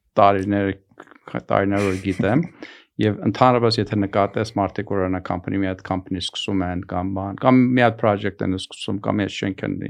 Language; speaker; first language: Armenian; early bilingual, heritage; Armenian